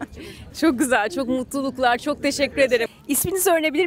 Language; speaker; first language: Turkish; native; Turkish